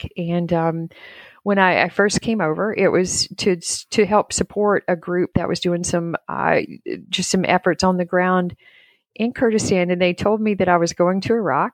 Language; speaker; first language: English; native; English